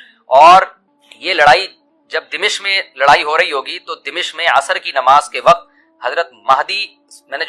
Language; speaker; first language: Urdu; native; Urdu